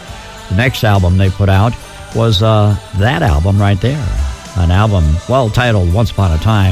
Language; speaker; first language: English; native; English